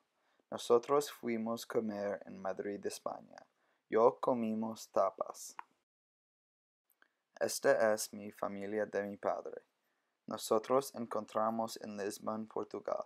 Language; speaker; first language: Spanish; non-native, learner; English